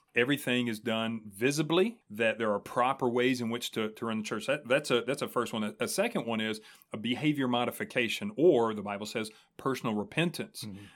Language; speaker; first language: English; native; English